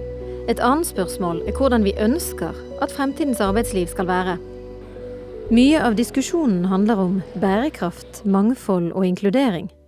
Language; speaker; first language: Norwegian; native; Norwegian